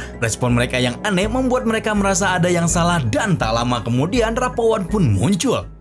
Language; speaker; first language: Indonesian; native; Indonesian